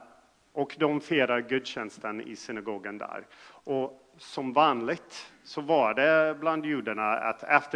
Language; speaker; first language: Swedish; non-native, fluent; English